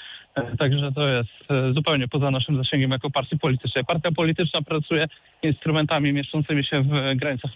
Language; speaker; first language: Polish; native; Polish